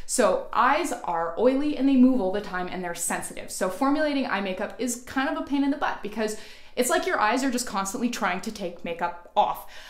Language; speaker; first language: English; native; English